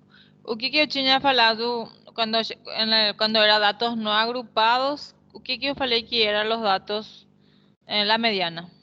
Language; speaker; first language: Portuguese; non-native, fluent; Spanish